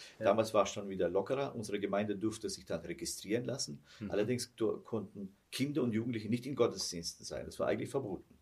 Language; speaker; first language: German; early bilingual, heritage; German